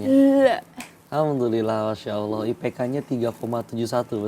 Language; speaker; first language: Indonesian; native; Indonesian